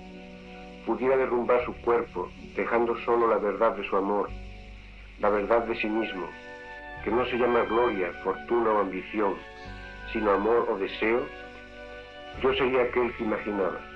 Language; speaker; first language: Spanish; native; Spanish